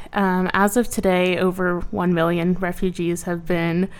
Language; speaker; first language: English; early bilingual, other home language; Ukrainian